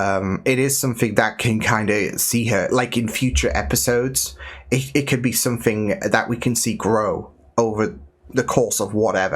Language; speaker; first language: English; native; English